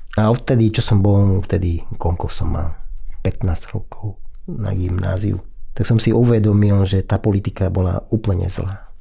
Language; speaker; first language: Slovak; non-native, fluent; Vietnamese